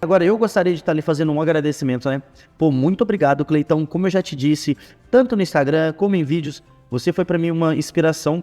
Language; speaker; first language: Portuguese; native; Portuguese